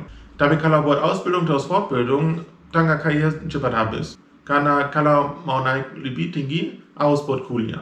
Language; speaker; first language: Indonesian; non-native, fluent; German